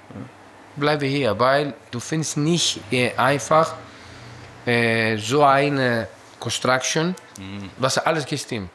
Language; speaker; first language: German; non-native, learner; Greek